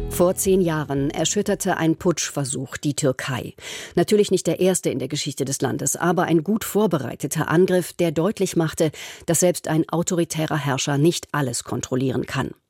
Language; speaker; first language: German; native; German